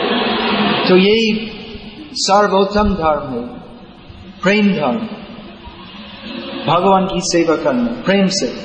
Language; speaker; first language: Hindi; non-native, learner; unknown